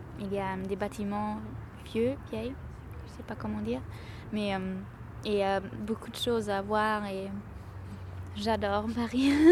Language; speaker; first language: French; non-native, learner; German